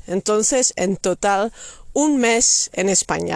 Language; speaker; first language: Spanish; non-native, fluent; Dutch